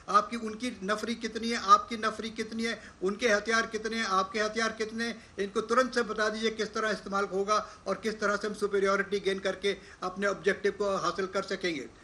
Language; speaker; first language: Hindi; native; Hindi